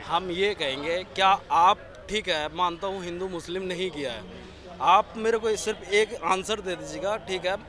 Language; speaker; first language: Hindi; native; Hindi